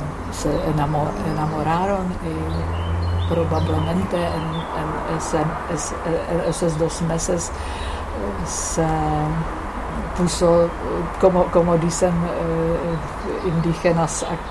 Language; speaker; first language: Spanish; non-native, fluent; Czech